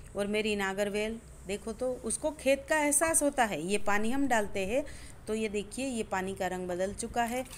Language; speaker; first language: Hindi; non-native, local second language; Gujarati